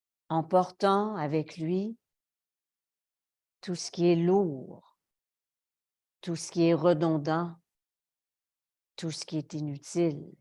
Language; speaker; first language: French; native; French